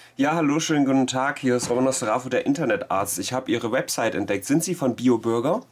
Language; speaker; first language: German; native; German